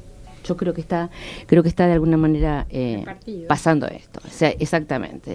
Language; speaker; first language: Spanish; native; Spanish